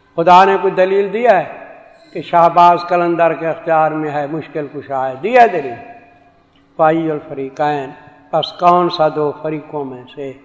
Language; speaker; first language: Urdu; non-native, local second language; Saraiki